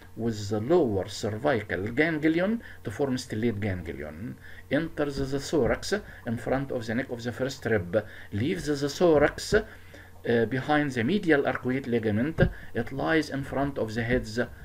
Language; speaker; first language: English; non-native, fluent; Arabic